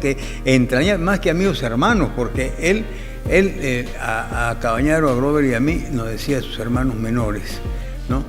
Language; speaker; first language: Spanish; native; Spanish